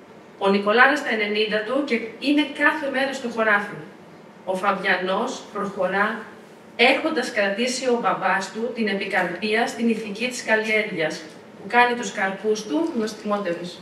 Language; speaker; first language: Greek; non-native, fluent; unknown